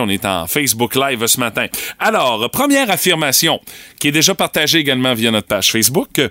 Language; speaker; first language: French; native; French